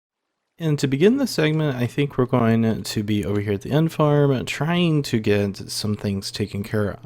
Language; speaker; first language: English; native; English